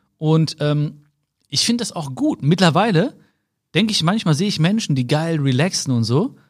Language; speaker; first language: German; native; German